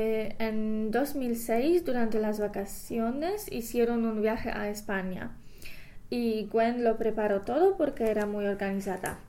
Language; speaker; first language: Spanish; non-native, learner; English